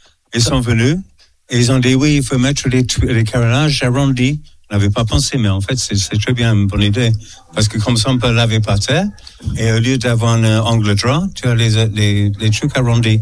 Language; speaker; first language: French; non-native, fluent; English